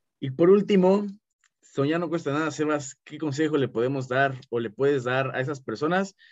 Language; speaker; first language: Spanish; native; Spanish